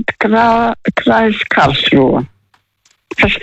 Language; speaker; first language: German; non-native, fluent; Russian